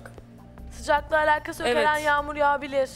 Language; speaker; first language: Turkish; native; Turkish